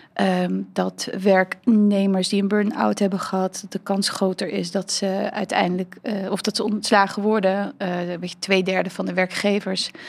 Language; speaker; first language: Dutch; early bilingual, heritage; Dutch